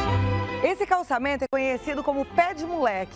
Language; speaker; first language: Portuguese; native; Portuguese